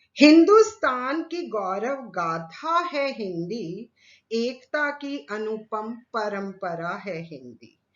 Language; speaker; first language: Hindi; native; Hindi